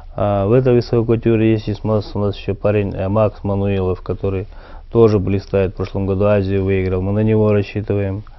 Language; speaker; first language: Russian; non-native, local second language; Kyrgyz